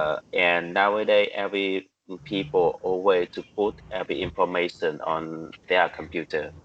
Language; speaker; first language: English; non-native, learner; Vietnamese